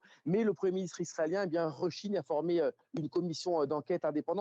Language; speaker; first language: French; native; French